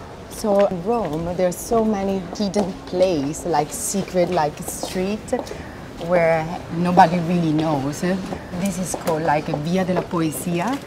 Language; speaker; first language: English; non-native, fluent; Italian